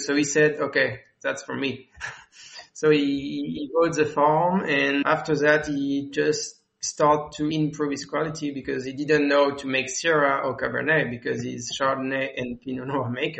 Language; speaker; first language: English; non-native, fluent; French